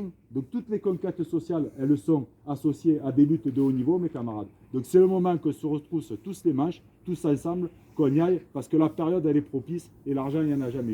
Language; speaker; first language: French; native; French